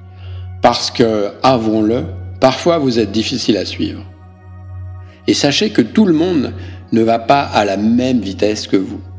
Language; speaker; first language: French; native; French